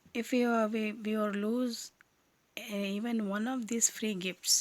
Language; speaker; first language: English; non-native, local second language; Urdu